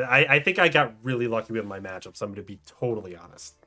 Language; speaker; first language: English; native; English